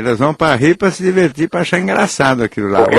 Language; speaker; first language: Portuguese; native; Portuguese